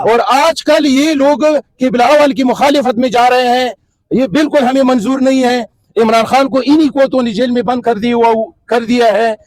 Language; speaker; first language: Urdu; non-native, local second language; Punjabi